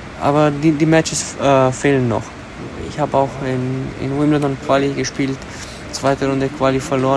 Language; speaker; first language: German; early bilingual, other home language; Romanian